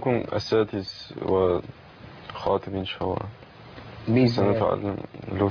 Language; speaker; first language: Arabic; non-native, learner; Russian